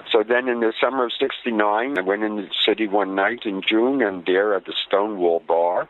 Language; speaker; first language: English; native; English